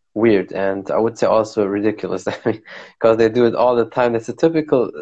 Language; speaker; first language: English; non-native, fluent; Arabic